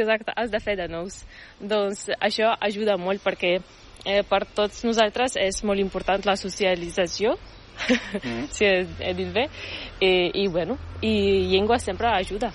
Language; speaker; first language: Catalan; non-native, fluent; Ukrainian